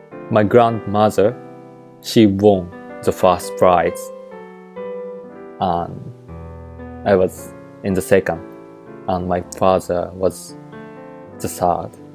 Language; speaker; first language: English; non-native, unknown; Japanese